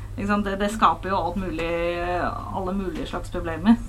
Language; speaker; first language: Norwegian; non-native, fluent; Dutch